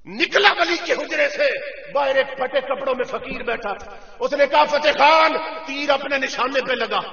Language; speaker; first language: Urdu; native; Urdu